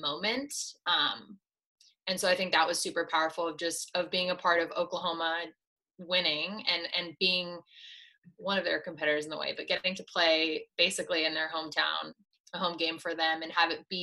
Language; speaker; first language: English; native; English